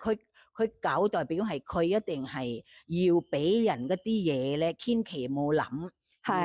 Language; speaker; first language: Cantonese; non-native, fluent; Thai